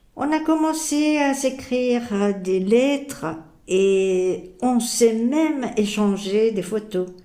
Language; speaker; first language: French; non-native, fluent; Japanese